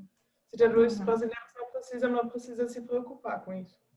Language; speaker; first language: Portuguese; non-native, fluent; German